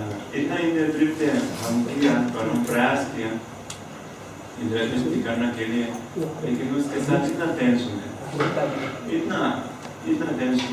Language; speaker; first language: Hindi; non-native, fluent; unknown